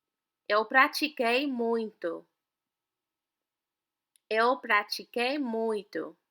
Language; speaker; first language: Portuguese; non-native, fluent; English